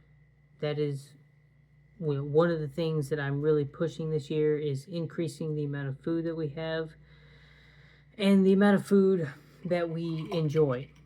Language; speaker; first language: English; native; English